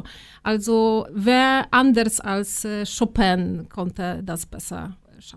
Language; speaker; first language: German; non-native, fluent; Polish